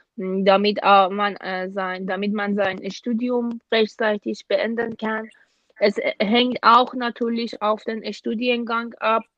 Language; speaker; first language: German; non-native, fluent; Persian